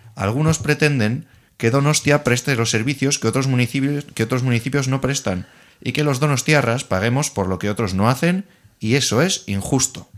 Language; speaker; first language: Spanish; non-native, local second language; Basque